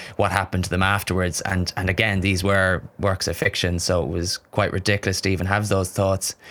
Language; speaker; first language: English; native; English